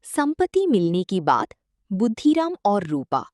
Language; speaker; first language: Hindi; non-native, local second language; Malayalam